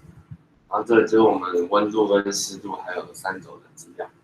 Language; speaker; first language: Chinese; native; Chinese